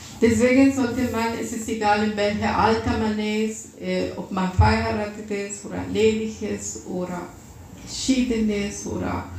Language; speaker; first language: German; non-native, fluent; Russian